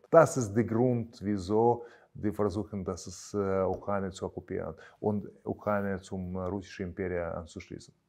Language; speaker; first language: German; non-native, fluent; Russian